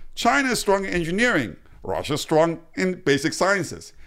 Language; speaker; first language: English; early bilingual, other home language; Chinese